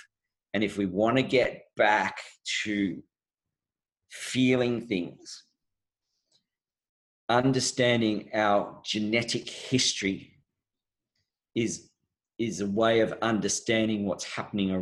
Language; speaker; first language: English; native; English